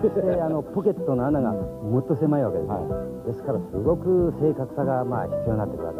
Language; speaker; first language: Japanese; native; Japanese